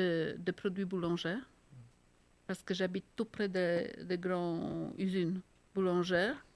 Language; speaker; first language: French; non-native, fluent; Polish